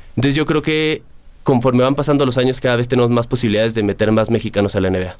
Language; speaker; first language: Spanish; native; Spanish